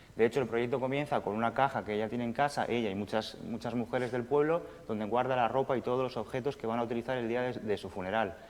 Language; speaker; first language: Spanish; early bilingual, other home language; Romanian